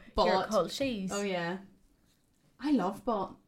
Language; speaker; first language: English; native; English